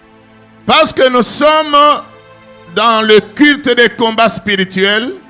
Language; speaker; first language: French; non-native, local second language; Lingala